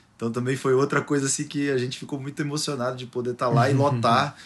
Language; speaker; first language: Portuguese; native; Portuguese